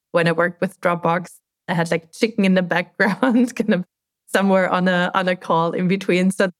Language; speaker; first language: English; non-native, fluent; German